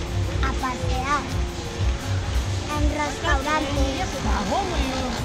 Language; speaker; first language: Spanish; early bilingual, other home language; Filipino